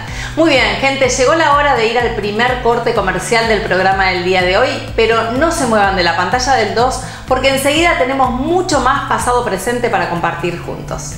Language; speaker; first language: Spanish; native; Spanish